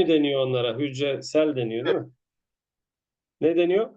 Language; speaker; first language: Turkish; native; Turkish